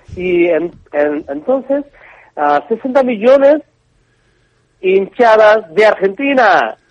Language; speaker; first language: Spanish; non-native, learner; Bangla